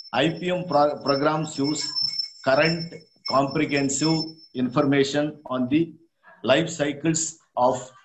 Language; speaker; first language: English; non-native, local second language; Tamil